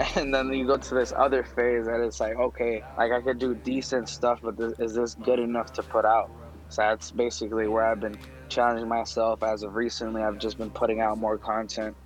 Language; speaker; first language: English; non-native, fluent; Spanish